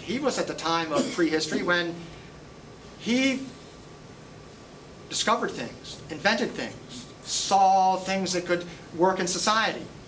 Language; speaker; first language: English; native; English